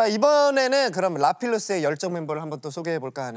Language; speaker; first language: Korean; native; Korean